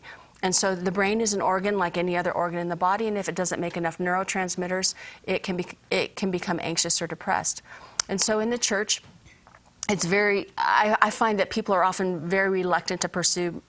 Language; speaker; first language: English; native; English